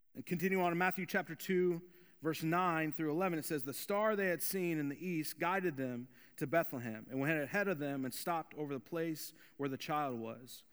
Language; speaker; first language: English; native; English